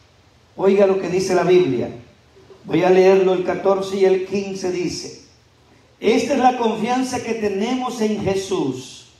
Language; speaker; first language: Spanish; native; Spanish